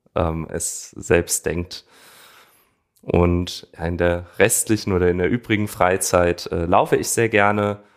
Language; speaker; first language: German; native; German